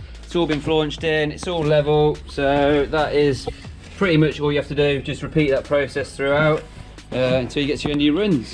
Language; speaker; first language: English; native; English